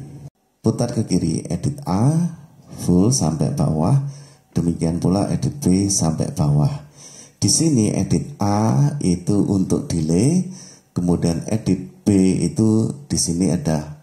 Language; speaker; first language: Indonesian; native; Indonesian